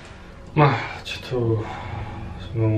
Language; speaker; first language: Japanese; non-native, learner; English